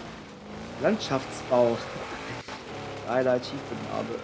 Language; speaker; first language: German; native; German